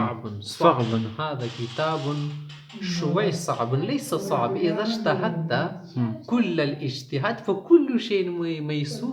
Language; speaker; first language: Arabic; non-native, fluent; Urdu